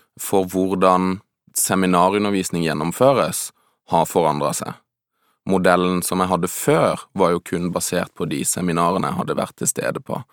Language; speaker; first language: Norwegian; non-native, fluent; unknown